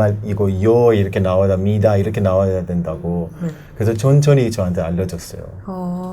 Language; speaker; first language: Korean; non-native, learner; Persian